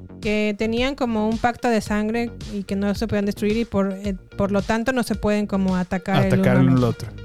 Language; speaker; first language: Spanish; native; Spanish